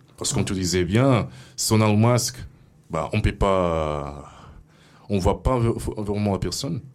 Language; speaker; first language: French; non-native, fluent; Portuguese